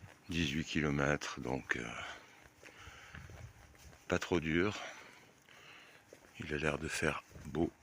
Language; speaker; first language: French; native; French